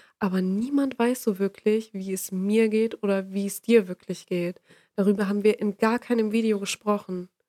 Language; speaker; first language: German; native; German